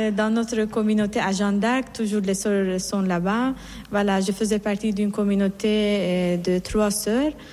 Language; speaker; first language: French; non-native, fluent; Persian